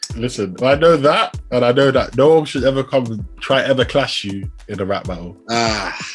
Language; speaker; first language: English; native; English